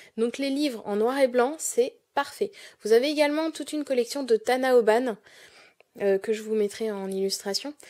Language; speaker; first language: French; native; French